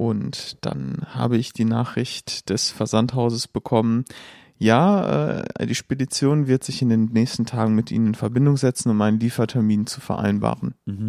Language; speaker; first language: German; native; German